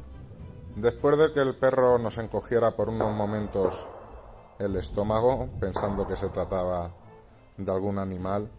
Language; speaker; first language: Spanish; native; Spanish